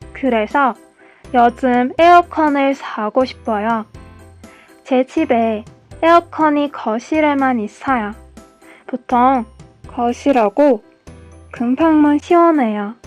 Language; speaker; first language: Korean; non-native, learner; Persian